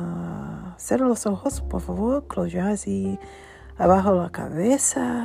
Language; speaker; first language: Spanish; non-native, learner; English